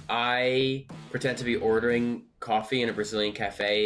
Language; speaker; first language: English; native; English